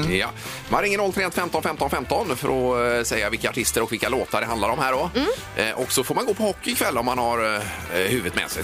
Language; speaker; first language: Swedish; native; Swedish